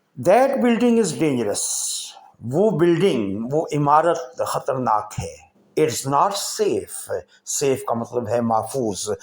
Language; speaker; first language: Urdu; native; Urdu